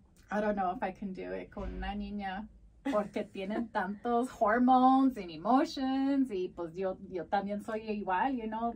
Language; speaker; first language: Spanish; early bilingual, heritage; Spanish